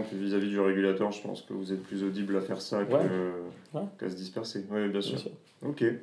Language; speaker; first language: French; native; French